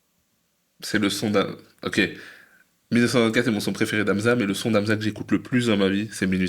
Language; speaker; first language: French; native; French